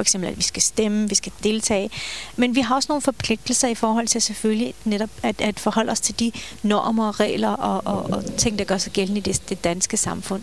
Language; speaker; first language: Danish; early bilingual, other home language; Turkish